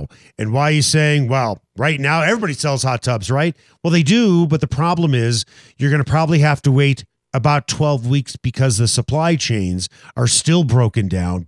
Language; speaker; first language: English; native; English